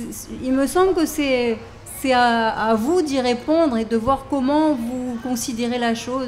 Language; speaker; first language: French; native; French